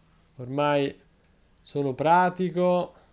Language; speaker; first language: Italian; native; Italian